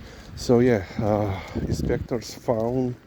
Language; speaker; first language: English; non-native, fluent; Slovenian